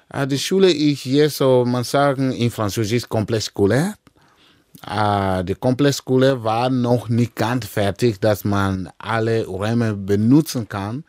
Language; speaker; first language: German; non-native, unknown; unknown